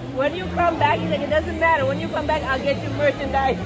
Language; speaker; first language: English; early bilingual, other home language; Spanish